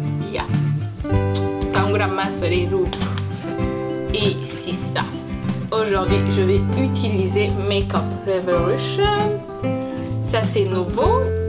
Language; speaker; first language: French; non-native, local second language; Rundi